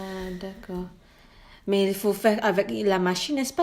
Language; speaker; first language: French; non-native, learner; Malay